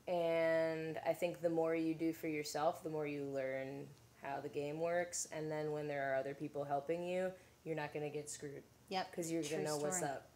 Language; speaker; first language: English; native; English